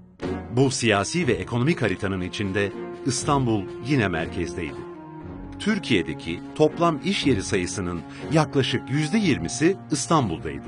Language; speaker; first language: Turkish; native; Turkish